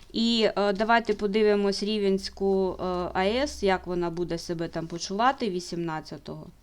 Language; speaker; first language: Ukrainian; non-native, local second language; Russian